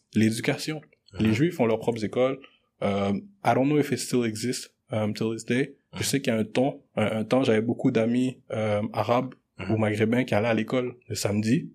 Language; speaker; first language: French; early bilingual, other home language; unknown